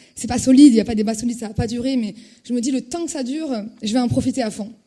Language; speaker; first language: French; native; French